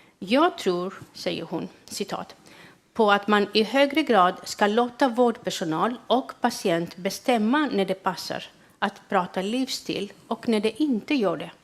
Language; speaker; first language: Swedish; non-native, fluent; Greek